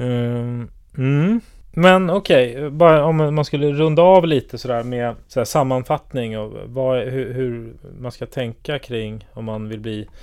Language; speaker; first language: Swedish; native; Swedish